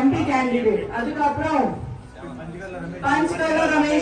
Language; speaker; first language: Tamil; non-native, fluent; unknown